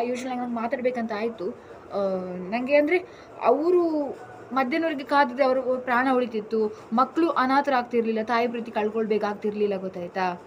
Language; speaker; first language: Kannada; non-native, local second language; Tulu